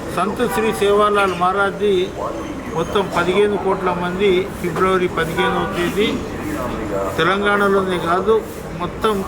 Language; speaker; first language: Telugu; non-native, local second language; Lambadi